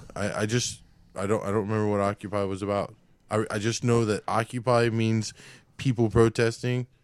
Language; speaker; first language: English; native; English